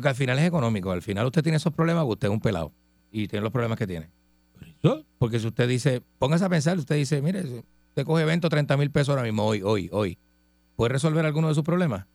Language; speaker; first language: Spanish; native; Spanish